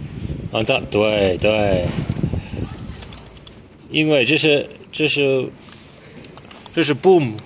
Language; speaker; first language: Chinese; non-native, learner; English